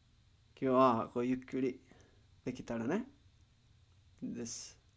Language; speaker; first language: Japanese; non-native, learner; Spanish